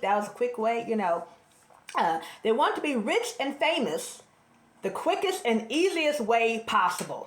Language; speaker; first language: English; native; English